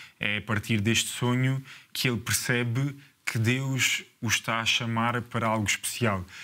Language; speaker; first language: Portuguese; native; Portuguese